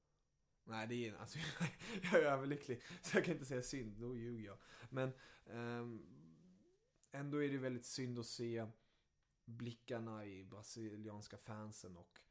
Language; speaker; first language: Swedish; early bilingual, other home language; German